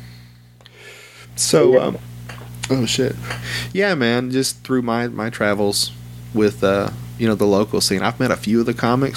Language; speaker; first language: English; native; English